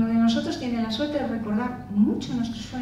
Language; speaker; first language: Spanish; native; Spanish